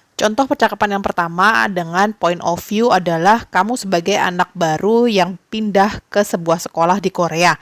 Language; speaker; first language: Indonesian; native; Indonesian